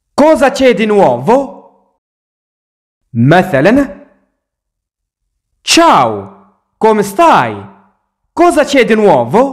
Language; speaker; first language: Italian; non-native, fluent; Arabic